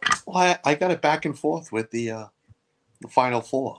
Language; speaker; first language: English; native; English